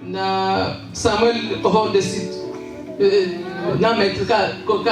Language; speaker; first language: Swedish; non-native, learner; Swahili